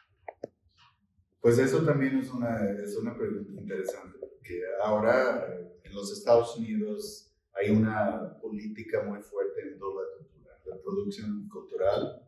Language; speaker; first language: Spanish; non-native, fluent; English